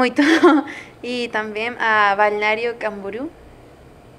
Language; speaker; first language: Portuguese; non-native, learner; Spanish